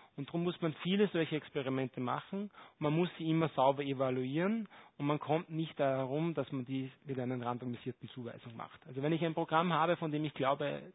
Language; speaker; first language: German; native; German